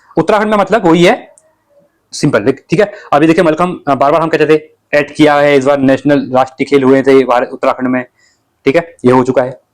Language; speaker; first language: Hindi; native; Hindi